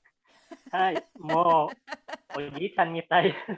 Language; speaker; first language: Japanese; non-native, learner; Indonesian